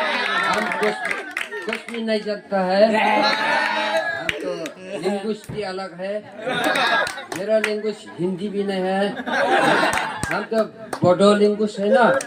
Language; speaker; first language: Hindi; non-native, local second language; Bodo